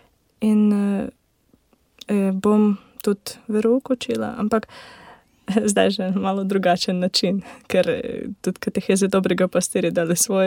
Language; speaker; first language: Slovenian; non-native, learner; Ukrainian